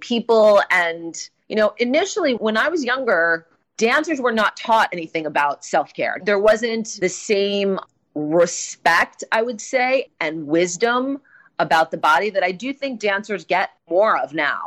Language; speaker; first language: English; native; English